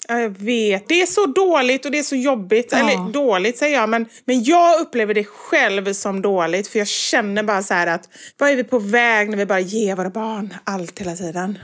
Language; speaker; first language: Swedish; native; Swedish